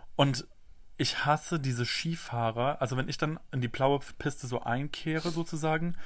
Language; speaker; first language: German; native; German